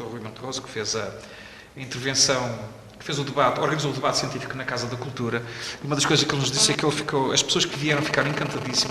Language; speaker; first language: Portuguese; native; Portuguese